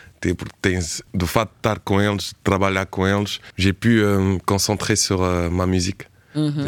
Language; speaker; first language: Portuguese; early bilingual, heritage; Portuguese